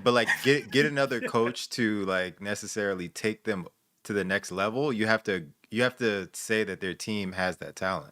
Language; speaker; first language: English; native; English